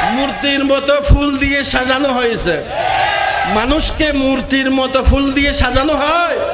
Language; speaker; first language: Bangla; native; Bangla